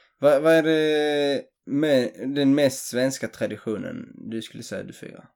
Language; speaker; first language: Swedish; early bilingual, other home language; Greek